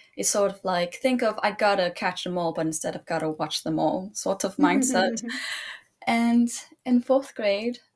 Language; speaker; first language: English; early bilingual, other home language; Spanish